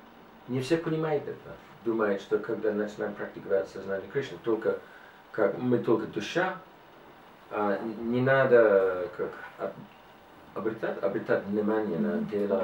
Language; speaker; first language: Russian; non-native, fluent; English